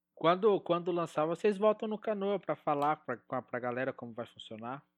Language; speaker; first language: Portuguese; native; Portuguese